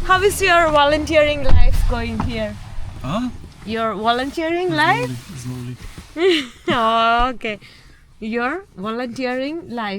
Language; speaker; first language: English; non-native, learner; Malayalam